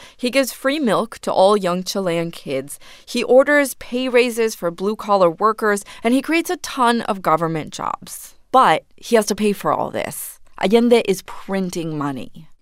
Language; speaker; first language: English; non-native, fluent; Spanish